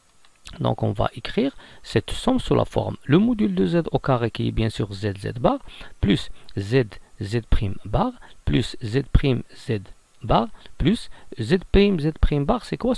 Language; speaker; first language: French; non-native, local second language; Arabic